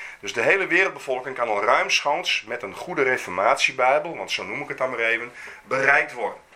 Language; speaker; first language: Dutch; native; Dutch